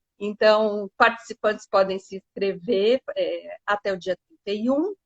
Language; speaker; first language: Portuguese; native; Portuguese